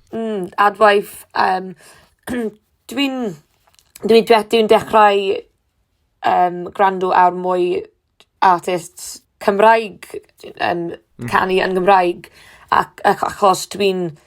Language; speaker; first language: Welsh; non-native, learner; English